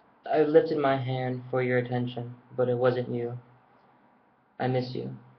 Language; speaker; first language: English; native; English